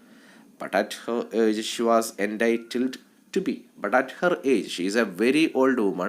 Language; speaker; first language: English; non-native, local second language; Malayalam